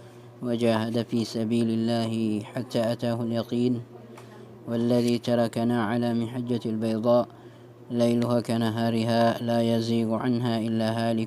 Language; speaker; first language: Arabic; non-native, fluent; Tausug